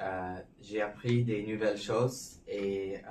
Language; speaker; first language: French; non-native, learner; English